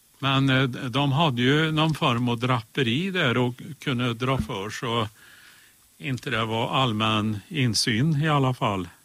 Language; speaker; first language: Swedish; native; Swedish